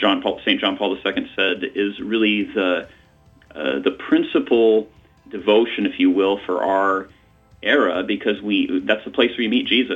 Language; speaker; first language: English; native; English